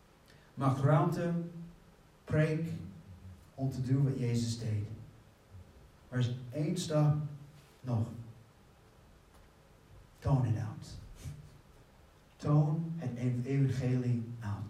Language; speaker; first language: Dutch; non-native, fluent; English